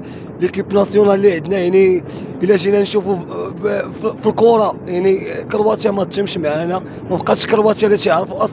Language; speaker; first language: Arabic; native; Arabic